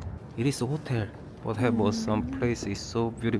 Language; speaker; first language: English; non-native, learner; Korean